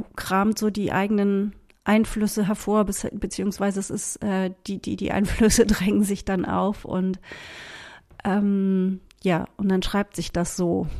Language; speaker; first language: German; native; German